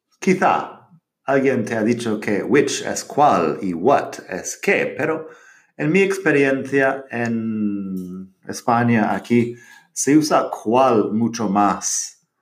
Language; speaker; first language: Spanish; non-native, fluent; English